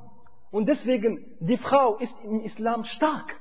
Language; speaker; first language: German; non-native, fluent; Arabic